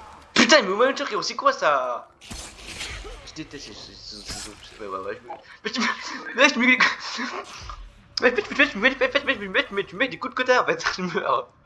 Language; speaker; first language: French; native; French